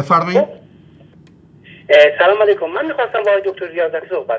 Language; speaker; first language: Persian; native; Persian